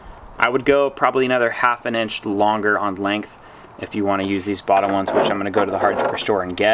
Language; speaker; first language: English; native; English